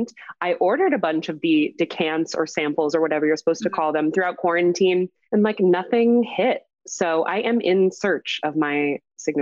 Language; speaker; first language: English; native; English